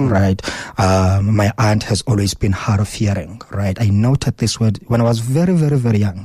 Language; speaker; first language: English; non-native, local second language; Xhosa